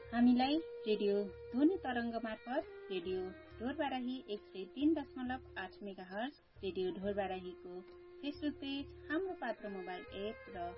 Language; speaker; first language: Nepali; non-native, local second language; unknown